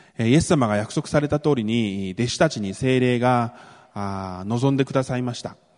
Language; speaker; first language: Japanese; early bilingual, other home language; Korean